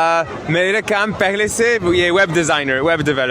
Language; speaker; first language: Hindi; non-native, learner; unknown